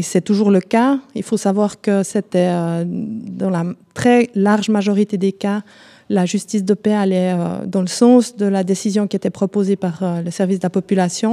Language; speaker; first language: French; native; French